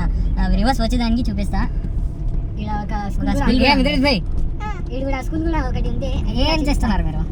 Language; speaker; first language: Telugu; non-native, local second language; Urdu